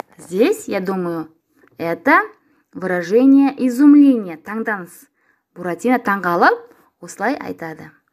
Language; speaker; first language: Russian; non-native, local second language; Kazakh